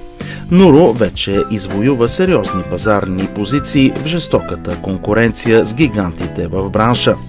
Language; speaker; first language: Bulgarian; native; Bulgarian